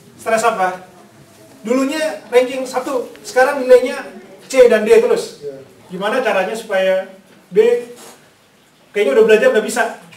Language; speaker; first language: Indonesian; native; Indonesian